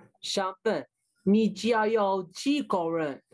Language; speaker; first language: Chinese; non-native, learner; Arabic